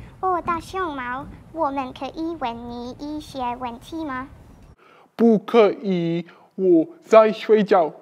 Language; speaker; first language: Chinese; non-native, learner; English